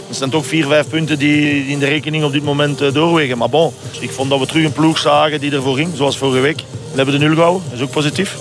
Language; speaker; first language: Dutch; native; Dutch